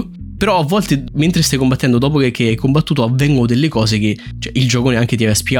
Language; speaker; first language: Italian; native; Italian